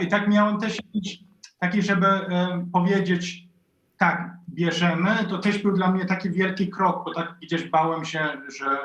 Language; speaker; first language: Polish; non-native, fluent; Swedish